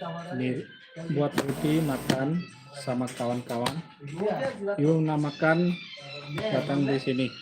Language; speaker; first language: Indonesian; non-native, learner; Bangla